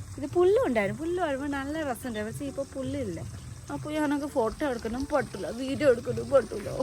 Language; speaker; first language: Malayalam; non-native, learner; Nepali